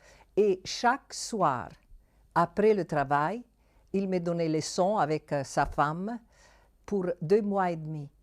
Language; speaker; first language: French; non-native, fluent; Italian